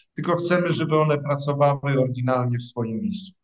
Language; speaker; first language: Polish; native; Polish